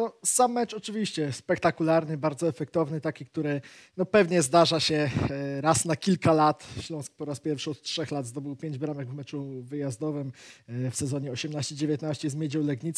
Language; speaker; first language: Polish; native; Polish